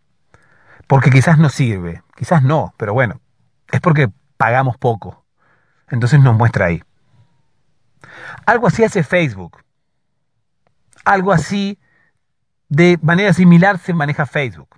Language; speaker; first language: Spanish; native; Spanish